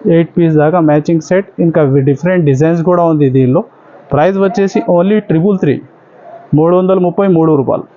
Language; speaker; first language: Telugu; non-native, local second language; Urdu